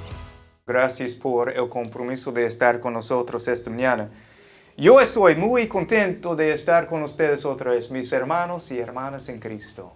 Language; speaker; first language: Spanish; non-native, fluent; English